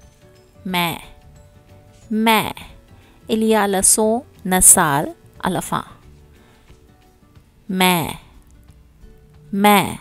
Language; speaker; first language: French; non-native, learner; Hindi